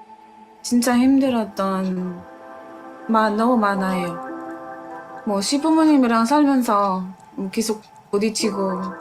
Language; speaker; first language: Korean; non-native, fluent; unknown